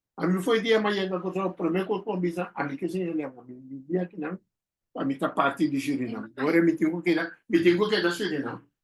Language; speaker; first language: Portuguese; non-native, learner; Papiamento